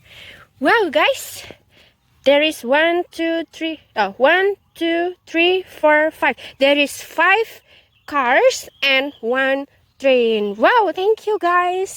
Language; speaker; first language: English; non-native, learner; Indonesian